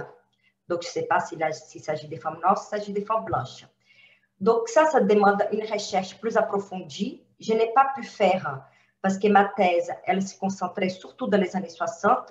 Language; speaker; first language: French; non-native, fluent; Portuguese